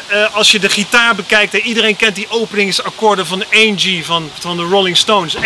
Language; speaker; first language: Dutch; native; Dutch